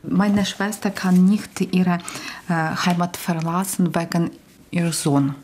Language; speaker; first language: German; non-native, local second language; Ukrainian